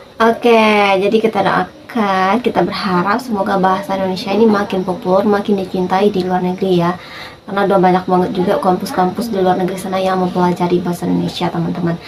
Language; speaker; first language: Indonesian; native; Indonesian